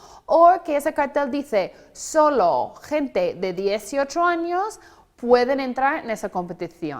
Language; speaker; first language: Spanish; non-native, fluent; English